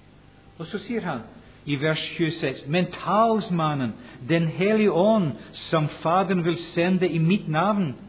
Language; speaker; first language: Norwegian; non-native, fluent; English